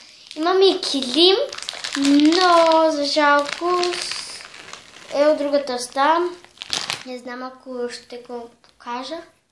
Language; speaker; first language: Bulgarian; early bilingual, heritage; Bulgarian